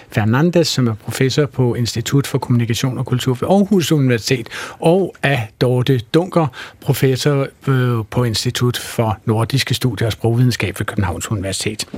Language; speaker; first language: Danish; native; Danish